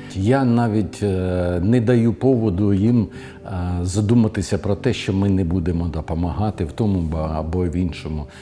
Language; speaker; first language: Ukrainian; non-native, local second language; Russian